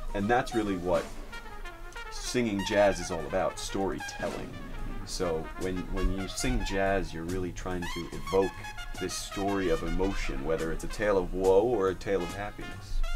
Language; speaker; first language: English; native; English